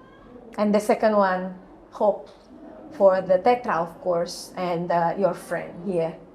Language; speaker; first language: English; non-native, learner; Indonesian